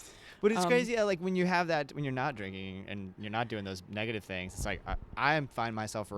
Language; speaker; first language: English; native; English